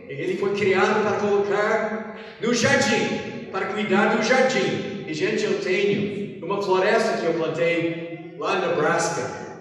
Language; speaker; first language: Portuguese; non-native, fluent; English